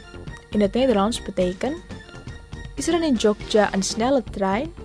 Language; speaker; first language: Dutch; non-native, fluent; Indonesian